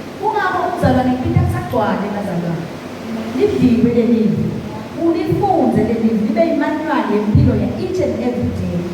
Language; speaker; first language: Zulu; non-native, local second language; Swati